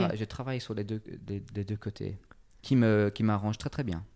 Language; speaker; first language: French; non-native, fluent; English